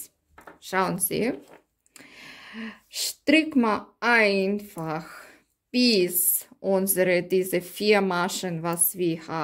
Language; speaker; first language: German; non-native, learner; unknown